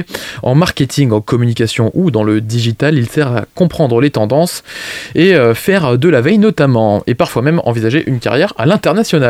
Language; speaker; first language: French; native; French